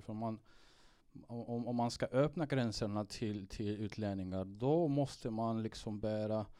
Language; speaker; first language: Swedish; non-native, fluent; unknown